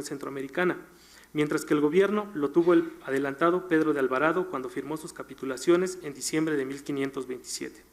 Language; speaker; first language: Spanish; native; Spanish